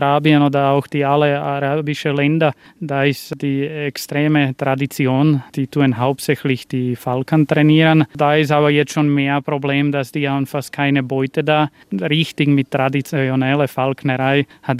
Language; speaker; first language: German; non-native, fluent; Slovak